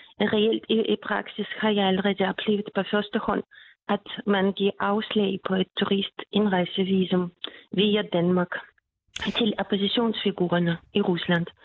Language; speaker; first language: Danish; non-native, fluent; Russian